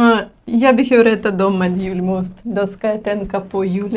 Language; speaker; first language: Swedish; non-native, learner; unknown